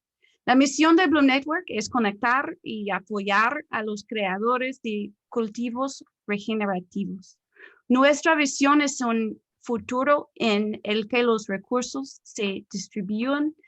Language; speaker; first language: Spanish; non-native, fluent; English